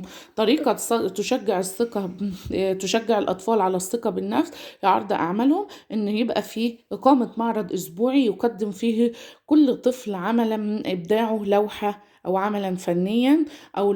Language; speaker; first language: Arabic; native; Arabic